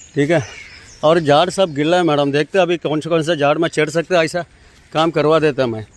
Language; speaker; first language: Hindi; non-native, local second language; Malayalam